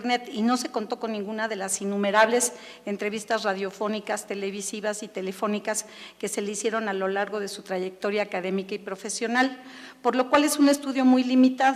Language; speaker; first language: Spanish; native; Spanish